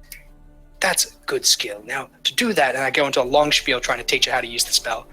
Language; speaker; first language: English; native; English